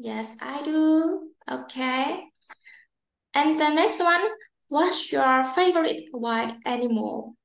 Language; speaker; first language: English; non-native, learner; Vietnamese